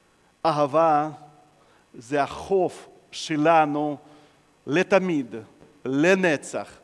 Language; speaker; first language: Hebrew; non-native, fluent; Russian